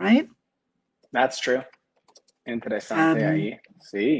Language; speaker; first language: Spanish; non-native, learner; English